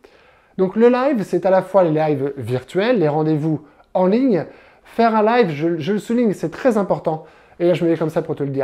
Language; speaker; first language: French; native; French